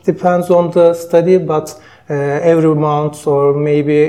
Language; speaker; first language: English; non-native, learner; Turkish